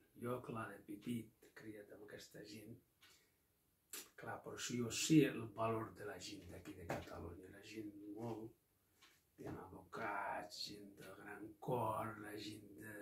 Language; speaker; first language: Catalan; non-native, local second language; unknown